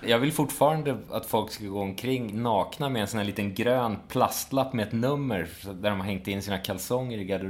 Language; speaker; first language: Swedish; native; Swedish